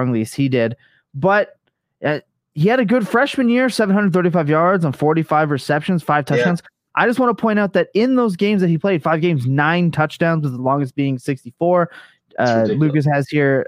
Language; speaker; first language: English; native; English